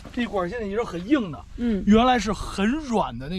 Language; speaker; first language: Chinese; native; Chinese